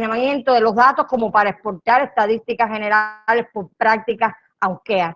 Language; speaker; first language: Spanish; native; Spanish